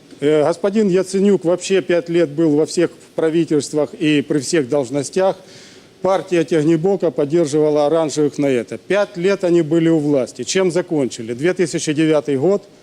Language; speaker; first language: Russian; native; Russian